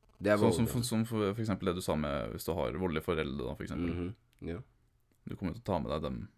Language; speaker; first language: Norwegian; early bilingual, other home language; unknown